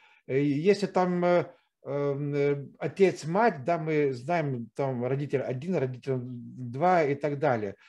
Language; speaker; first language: Russian; non-native, fluent; Lithuanian